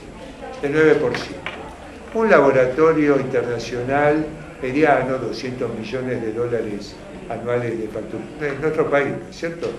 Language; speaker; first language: Spanish; native; Spanish